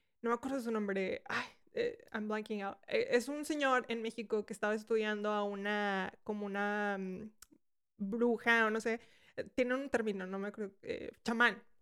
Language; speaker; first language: Spanish; early bilingual, heritage; Spanish